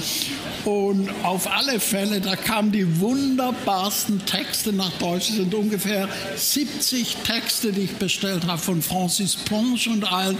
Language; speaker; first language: German; native; German